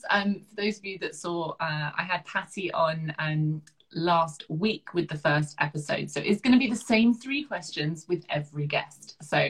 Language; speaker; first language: English; native; English